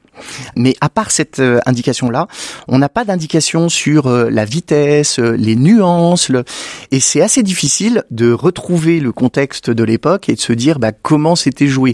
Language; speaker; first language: French; native; French